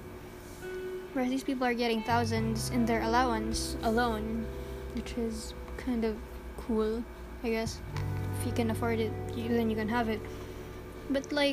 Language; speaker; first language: English; non-native, local second language; Filipino